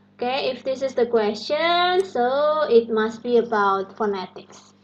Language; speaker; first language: English; non-native, fluent; Indonesian